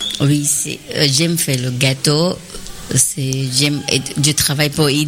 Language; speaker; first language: French; non-native, learner; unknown